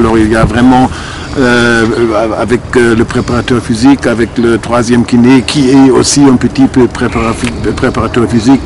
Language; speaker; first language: French; non-native, fluent; German